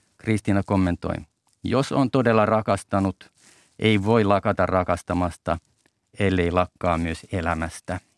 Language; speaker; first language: Finnish; native; Finnish